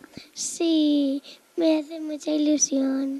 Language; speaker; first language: Spanish; non-native, local second language; Catalan